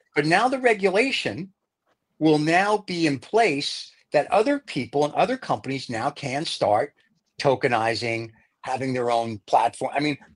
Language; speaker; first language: English; native; English